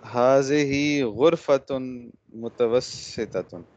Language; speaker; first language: Arabic; non-native, learner; Urdu